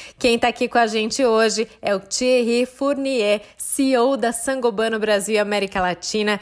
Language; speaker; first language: Portuguese; native; Portuguese